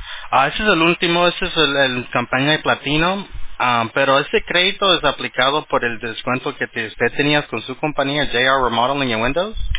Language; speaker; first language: Spanish; early bilingual, heritage; Spanish